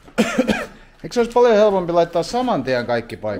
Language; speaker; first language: Finnish; native; Finnish